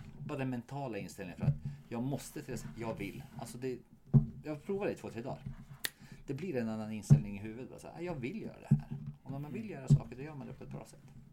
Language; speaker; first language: Swedish; non-native, fluent; Bosnian